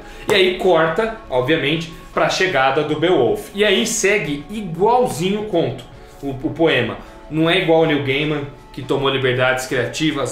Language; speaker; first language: Portuguese; native; Portuguese